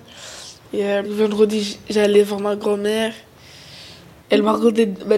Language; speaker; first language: French; early bilingual, other home language; Arabic